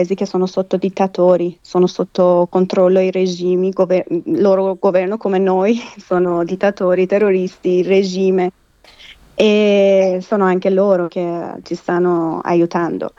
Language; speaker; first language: Italian; non-native, fluent; Persian